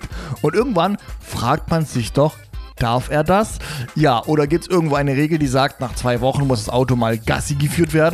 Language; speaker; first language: German; native; German